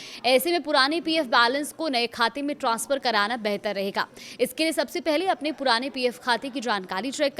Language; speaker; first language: Hindi; native; Hindi